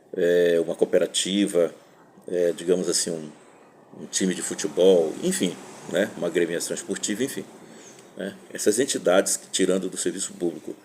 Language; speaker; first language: Portuguese; native; Portuguese